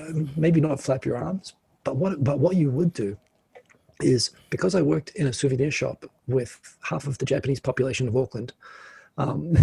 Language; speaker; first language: English; native; English